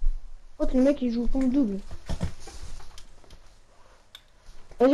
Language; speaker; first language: French; native; French